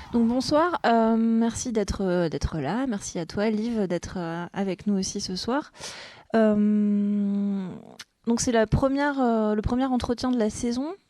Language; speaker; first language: French; native; French